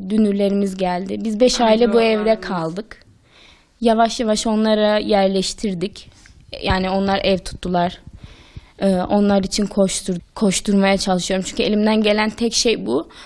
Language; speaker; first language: Turkish; native; Turkish